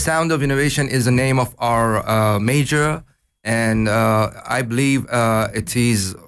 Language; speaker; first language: English; non-native, learner; Persian